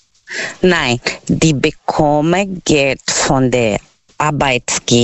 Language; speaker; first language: German; non-native, learner; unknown